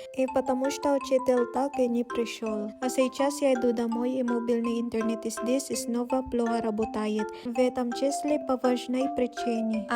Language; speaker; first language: Russian; non-native, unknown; Waray